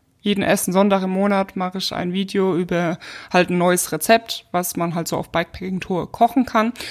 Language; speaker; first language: German; native; German